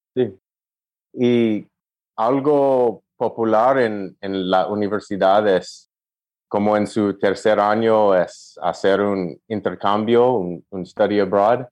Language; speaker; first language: Spanish; non-native, fluent; English